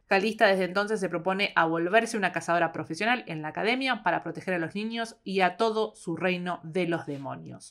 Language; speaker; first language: Spanish; native; Spanish